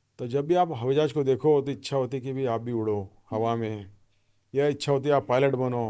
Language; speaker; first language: Hindi; native; Hindi